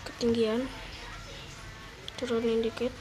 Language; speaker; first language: Indonesian; native; Indonesian